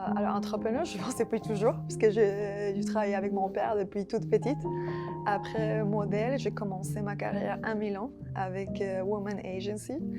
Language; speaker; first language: French; non-native, fluent; Spanish